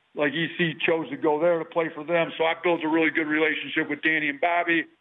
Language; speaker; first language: English; native; English